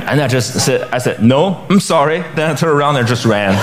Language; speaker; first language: English; non-native, fluent; Chinese